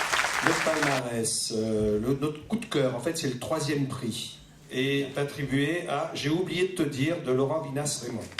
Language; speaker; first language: French; native; French